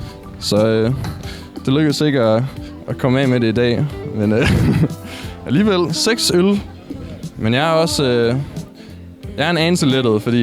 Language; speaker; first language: Danish; native; Danish